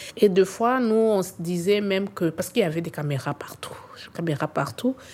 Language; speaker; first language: French; non-native, local second language; Swahili